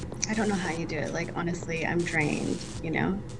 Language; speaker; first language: English; native; English